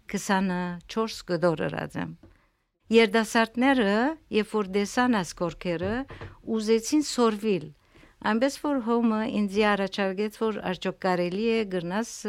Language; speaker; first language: Armenian; early bilingual, heritage; Armenian